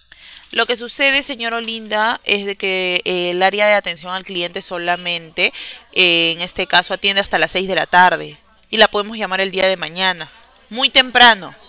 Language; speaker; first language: Spanish; native; Spanish